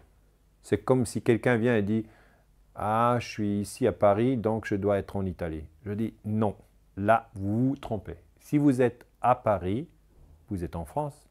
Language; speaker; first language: French; non-native, local second language; German